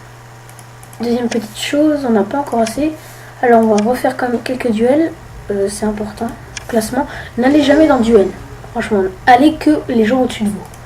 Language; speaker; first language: French; native; French